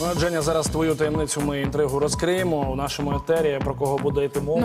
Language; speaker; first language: Ukrainian; native; Ukrainian